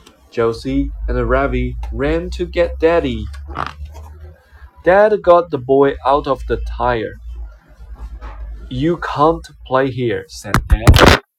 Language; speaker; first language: English; non-native, fluent; Chinese